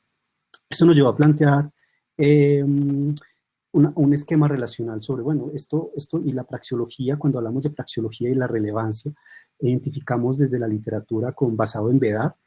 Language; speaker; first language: Spanish; native; Spanish